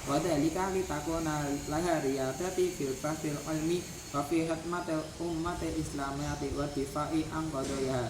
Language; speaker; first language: Arabic; non-native, learner; Indonesian